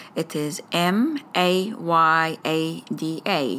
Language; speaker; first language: English; non-native, fluent; Arabic